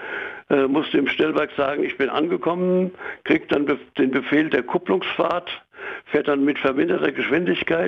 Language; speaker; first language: German; native; German